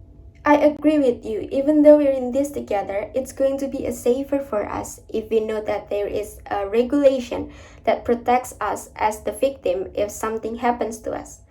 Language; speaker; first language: English; non-native, learner; Indonesian